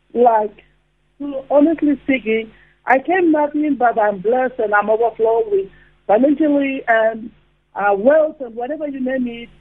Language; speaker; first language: English; non-native, fluent; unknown